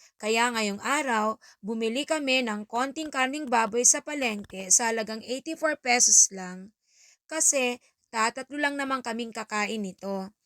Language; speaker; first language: Filipino; native; Filipino